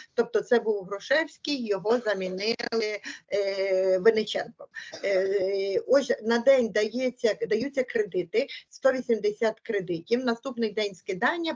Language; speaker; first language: Ukrainian; native; Ukrainian